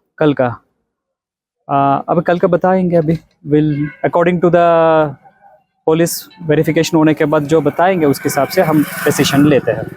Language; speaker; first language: Hindi; non-native, local second language; Gujarati